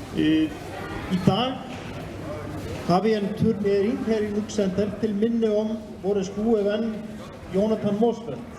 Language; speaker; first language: Danish; non-native, fluent; Icelandic